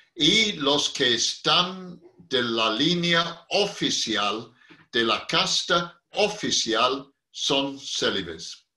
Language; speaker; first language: Spanish; non-native, fluent; English